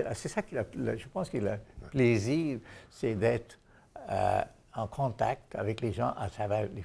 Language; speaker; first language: French; non-native, fluent; Bangla